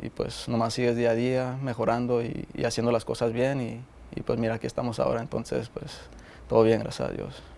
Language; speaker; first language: Spanish; early bilingual, heritage; Spanish